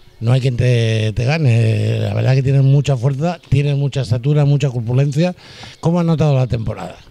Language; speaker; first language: Spanish; native; Spanish